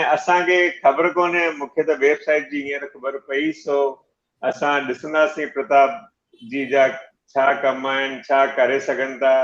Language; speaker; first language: Sindhi; early bilingual, heritage; Sindhi